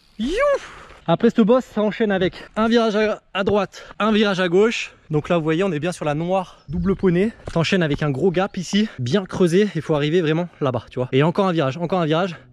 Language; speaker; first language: French; native; French